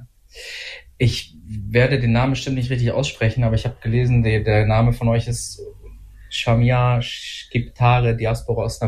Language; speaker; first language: German; native; German